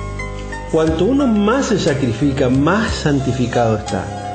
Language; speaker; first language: Spanish; native; Spanish